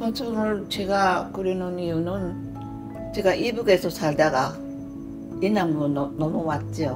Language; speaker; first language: Korean; early bilingual, heritage; Korean